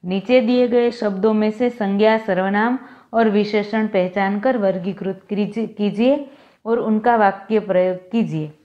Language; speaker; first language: Hindi; non-native, local second language; Gujarati